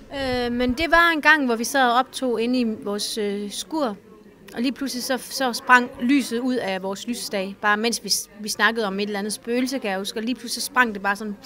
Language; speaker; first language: Danish; native; Danish